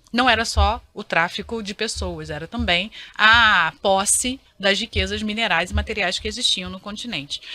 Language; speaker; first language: Portuguese; native; Portuguese